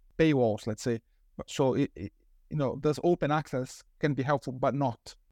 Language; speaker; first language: English; non-native, fluent; Portuguese